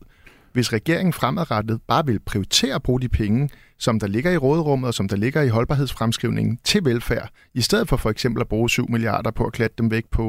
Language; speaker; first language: Danish; native; Danish